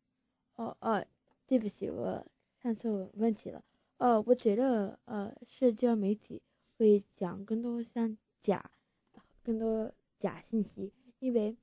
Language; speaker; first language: Chinese; early bilingual, heritage; Chinese